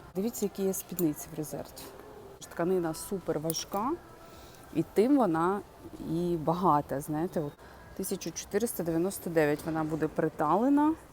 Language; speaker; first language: Ukrainian; non-native, local second language; Russian